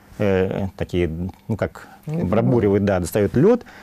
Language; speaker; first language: Russian; native; Russian